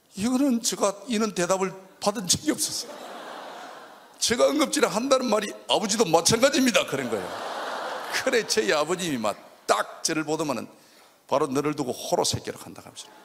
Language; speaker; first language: Korean; native; Korean